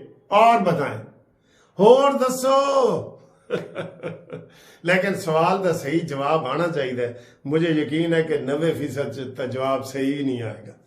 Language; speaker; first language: Hindi; non-native, local second language; Punjabi